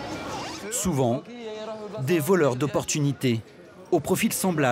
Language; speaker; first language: French; native; French